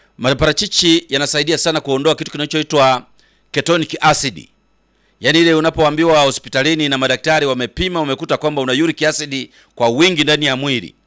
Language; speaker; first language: Swahili; native; Swahili